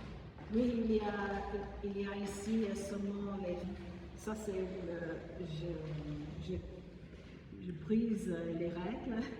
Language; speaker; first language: French; non-native, fluent; English